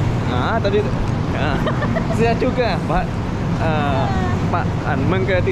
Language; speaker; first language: Indonesian; non-native, learner; Lao